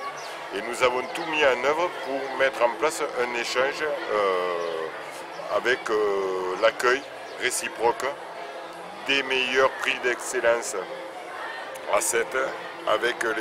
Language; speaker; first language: French; native; French